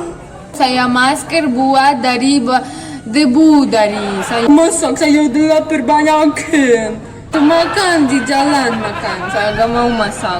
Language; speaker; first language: Indonesian; non-native, learner; Russian